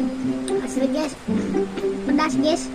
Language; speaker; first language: Indonesian; non-native, local second language; Sundanese